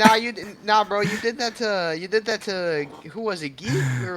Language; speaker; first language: English; native; English